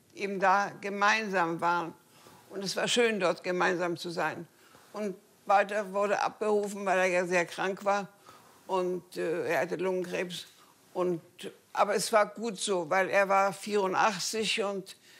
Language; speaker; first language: German; native; German